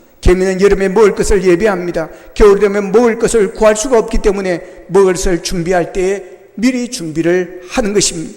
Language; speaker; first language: Korean; native; Korean